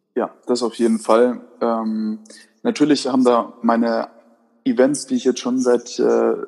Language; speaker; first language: German; native; German